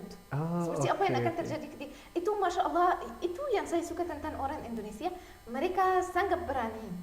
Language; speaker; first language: Indonesian; non-native, learner; Arabic